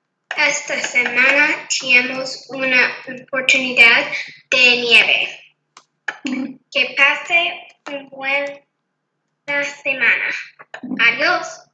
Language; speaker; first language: Spanish; non-native, learner; English